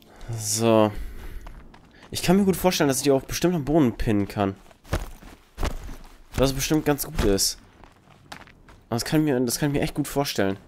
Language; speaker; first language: German; native; German